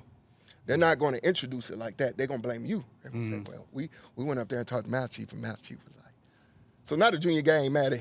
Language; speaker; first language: English; native; English